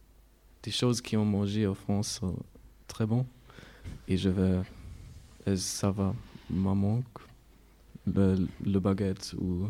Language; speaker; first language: French; non-native, learner; German